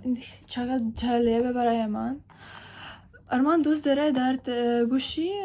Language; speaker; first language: Persian; non-native, learner; Ukrainian